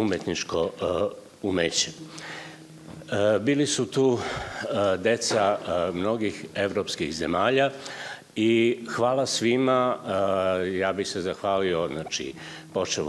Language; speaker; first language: Serbian; native; Serbian